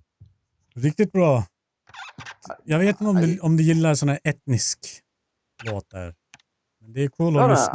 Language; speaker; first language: Swedish; non-native, fluent; Turkish